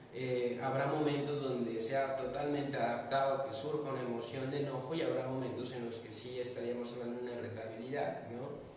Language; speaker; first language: Spanish; native; Spanish